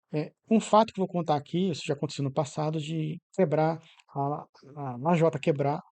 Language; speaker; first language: Portuguese; native; Portuguese